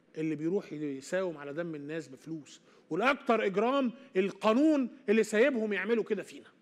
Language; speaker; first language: Arabic; native; Arabic